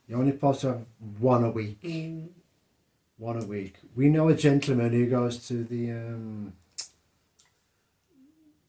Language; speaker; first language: English; native; English